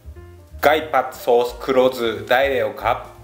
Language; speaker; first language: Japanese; native; Japanese